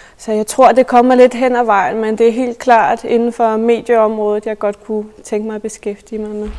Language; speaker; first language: Danish; native; Danish